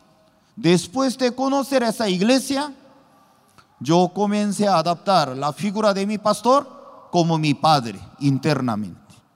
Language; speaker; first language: Spanish; non-native, learner; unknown